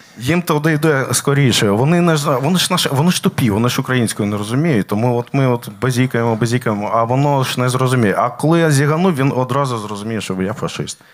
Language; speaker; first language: Ukrainian; non-native, local second language; Russian